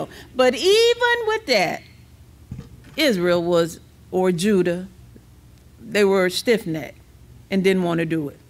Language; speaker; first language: English; native; English